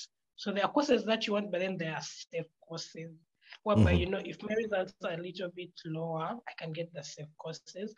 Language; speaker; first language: English; non-native, local second language; Ganda